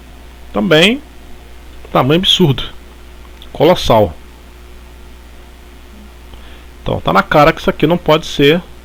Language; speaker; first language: Portuguese; native; Portuguese